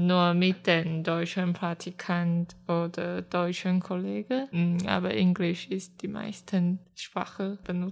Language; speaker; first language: German; non-native, learner; Chinese